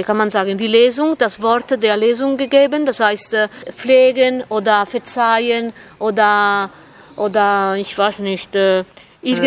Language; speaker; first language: German; non-native, fluent; Italian